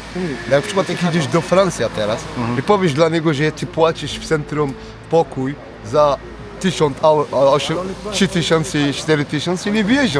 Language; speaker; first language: Polish; non-native, learner; Arabic